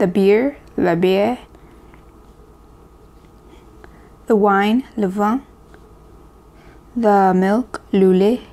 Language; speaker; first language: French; non-native, learner; English